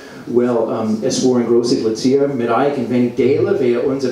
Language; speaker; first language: German; non-native, learner; English